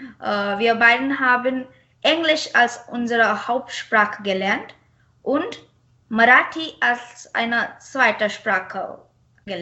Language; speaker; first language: German; non-native, fluent; Marathi